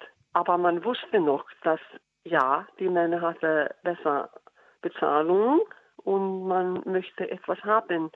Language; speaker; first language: German; non-native, learner; Icelandic